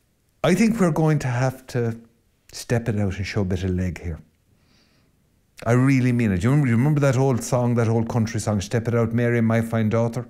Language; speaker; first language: English; native; English